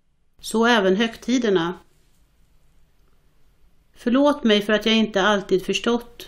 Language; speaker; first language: Swedish; native; Swedish